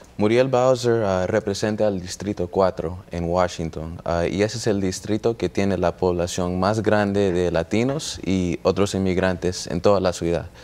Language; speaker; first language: Spanish; early bilingual, heritage; Spanish